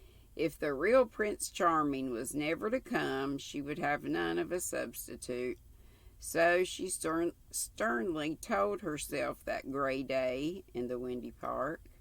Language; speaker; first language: English; native; English